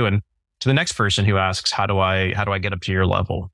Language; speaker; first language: English; native; English